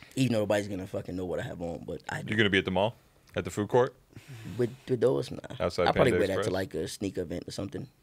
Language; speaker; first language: English; native; English